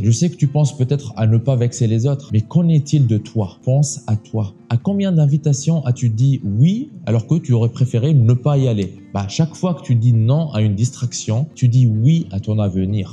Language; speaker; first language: French; native; French